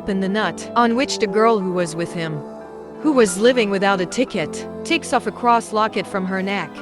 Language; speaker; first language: English; non-native, local second language; Hindi